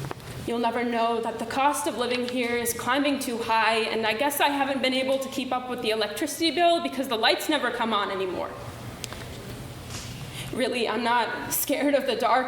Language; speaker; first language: English; native; English